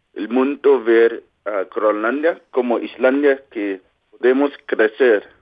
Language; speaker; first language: Spanish; non-native, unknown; Kalaallisut